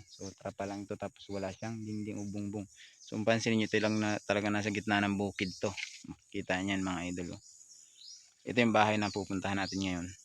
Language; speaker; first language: Filipino; native; Filipino